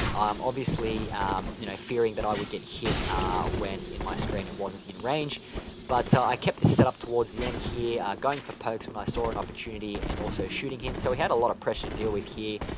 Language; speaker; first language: English; native; English